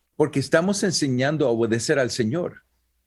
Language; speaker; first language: Spanish; early bilingual, heritage; Spanish